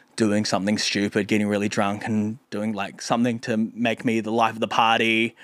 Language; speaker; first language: English; native; English